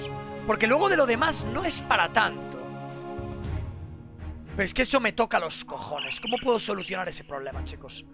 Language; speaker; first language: Spanish; native; Spanish